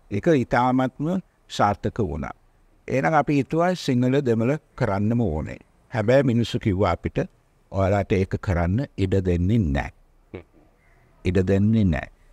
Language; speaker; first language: Sinhala; non-native, local second language; Tamil